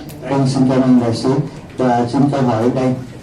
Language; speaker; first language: Vietnamese; native; Vietnamese